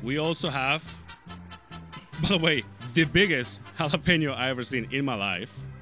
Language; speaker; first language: English; native; English